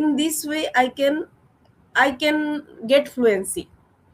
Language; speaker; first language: English; non-native, learner; Odia